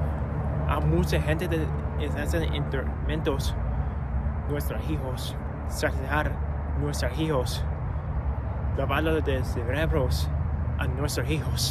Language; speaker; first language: Spanish; non-native, learner; English